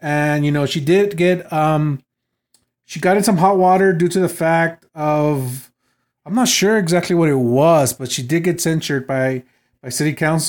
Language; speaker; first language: English; native; English